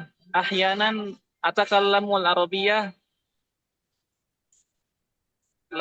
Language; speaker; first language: Arabic; non-native, learner; Indonesian